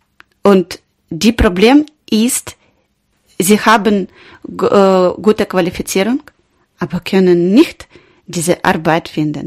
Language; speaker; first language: German; non-native, learner; Ukrainian